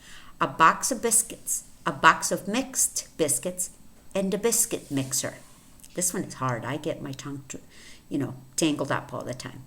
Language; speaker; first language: English; non-native, fluent; Spanish